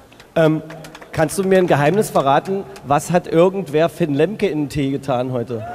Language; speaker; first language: German; native; German